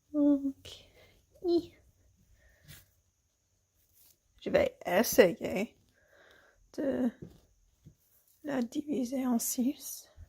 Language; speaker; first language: French; non-native, fluent; English